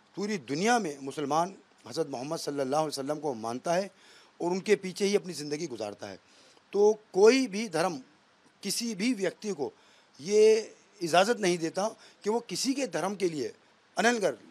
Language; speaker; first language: Hindi; native; Hindi